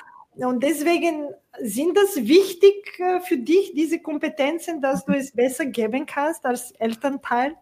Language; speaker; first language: German; non-native, fluent; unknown